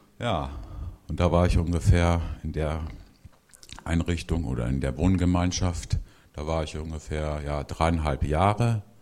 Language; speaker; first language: German; early bilingual, other home language; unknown